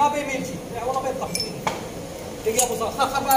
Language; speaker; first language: Arabic; native; Arabic